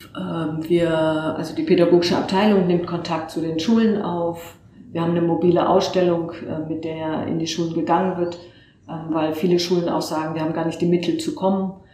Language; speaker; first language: German; native; German